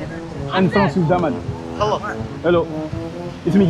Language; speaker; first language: English; non-native, learner; French